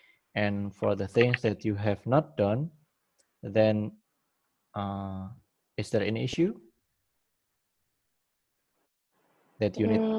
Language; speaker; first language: English; non-native, fluent; Indonesian